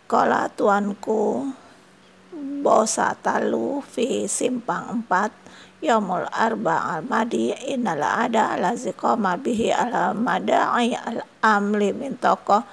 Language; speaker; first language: Arabic; non-native, fluent; Indonesian